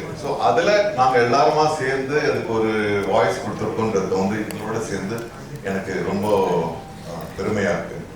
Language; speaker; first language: Tamil; native; Tamil